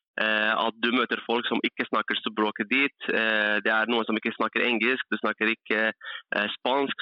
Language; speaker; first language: Norwegian; early bilingual, other home language; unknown